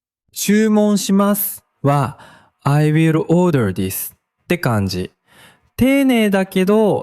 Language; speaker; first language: Japanese; native; Japanese